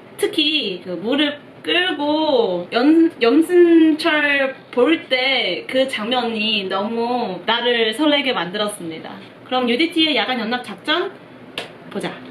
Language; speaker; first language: Korean; non-native, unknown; Chinese